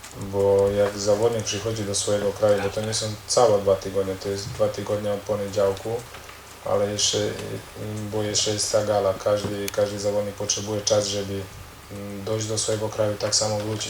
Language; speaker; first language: Polish; non-native, learner; Croatian